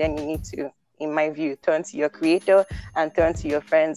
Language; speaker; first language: English; non-native, local second language; Igbo